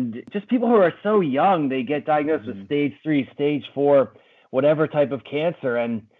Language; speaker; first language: English; native; English